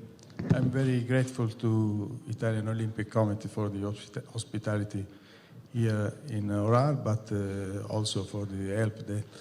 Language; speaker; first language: English; non-native, fluent; Italian